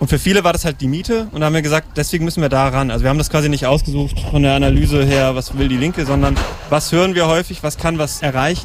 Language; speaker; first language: German; native; German